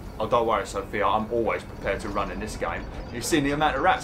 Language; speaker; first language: English; native; English